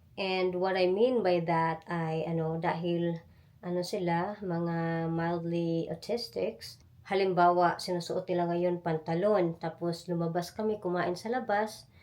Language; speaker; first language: Filipino; native; Filipino